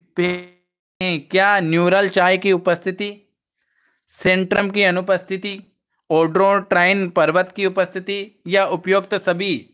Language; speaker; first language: Hindi; native; Hindi